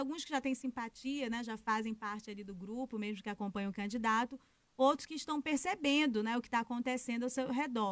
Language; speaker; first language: Portuguese; native; Portuguese